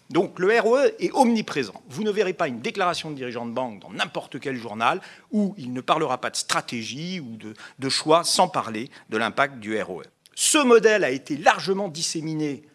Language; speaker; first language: French; native; French